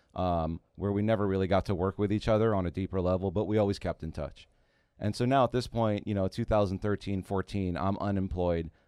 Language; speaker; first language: English; native; English